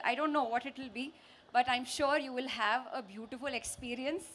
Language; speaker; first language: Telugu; non-native, learner; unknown